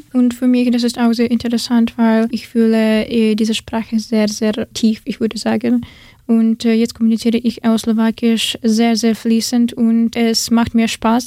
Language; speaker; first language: German; non-native, learner; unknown